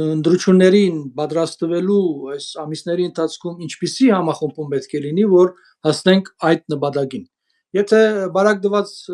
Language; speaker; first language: Armenian; early bilingual, heritage; Armenian